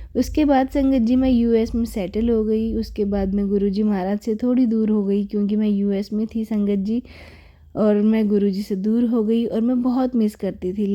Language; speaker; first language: Hindi; native; Hindi